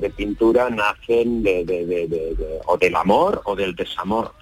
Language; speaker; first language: Spanish; native; Spanish